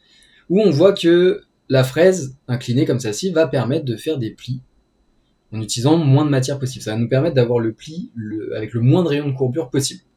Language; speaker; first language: French; native; French